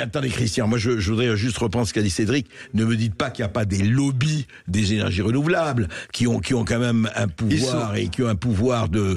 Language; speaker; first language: French; native; French